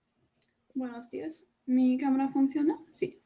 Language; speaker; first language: Spanish; non-native, fluent; English